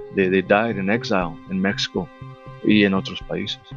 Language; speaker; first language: Spanish; early bilingual, heritage; Spanish